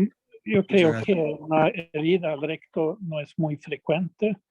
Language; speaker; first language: Spanish; non-native, fluent; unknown